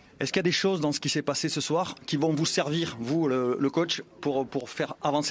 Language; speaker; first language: French; native; French